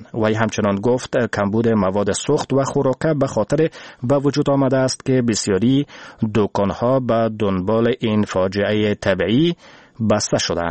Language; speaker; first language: Persian; native; Persian